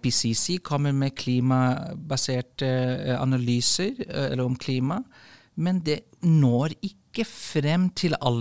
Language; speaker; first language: Norwegian; non-native, fluent; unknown